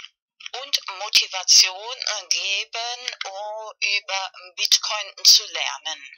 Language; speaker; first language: German; non-native, fluent; Spanish